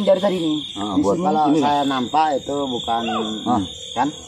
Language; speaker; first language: Indonesian; native; Indonesian